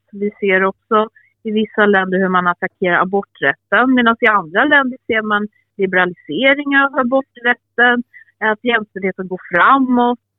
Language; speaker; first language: Swedish; early bilingual, other home language; Albanian